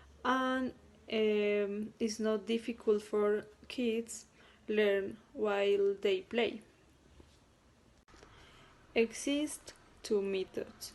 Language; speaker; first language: English; non-native, learner; Spanish